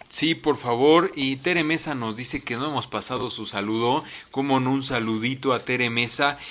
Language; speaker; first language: Spanish; native; Spanish